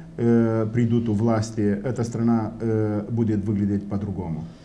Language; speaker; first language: Russian; non-native, local second language; Romanian